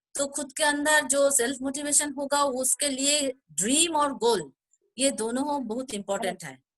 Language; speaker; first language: Hindi; non-native, local second language; Bangla